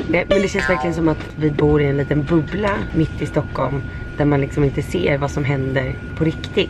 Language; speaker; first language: Swedish; native; Swedish